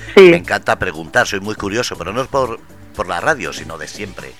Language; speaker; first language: Spanish; native; Spanish